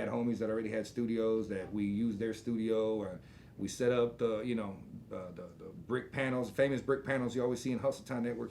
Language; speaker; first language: English; native; English